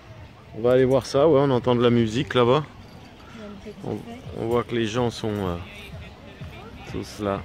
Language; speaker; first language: French; native; French